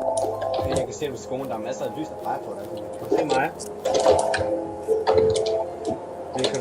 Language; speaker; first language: Danish; native; Danish